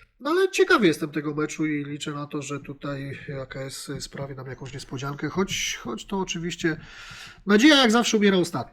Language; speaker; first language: Polish; native; Polish